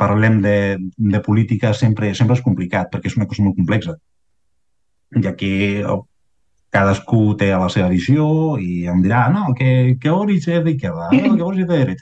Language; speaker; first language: Catalan; non-native, fluent; Spanish